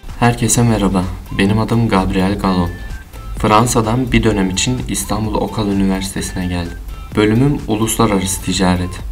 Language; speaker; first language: Turkish; non-native, learner; French